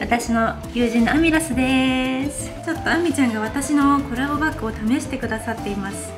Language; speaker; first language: Japanese; native; Japanese